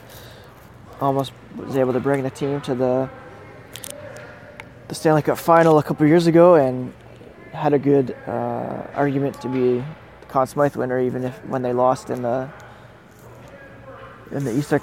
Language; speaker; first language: English; native; English